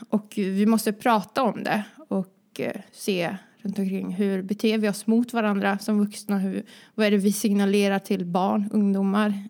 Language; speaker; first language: Swedish; early bilingual, other home language; Croatian